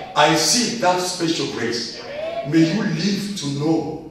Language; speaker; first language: English; non-native, local second language; Swahili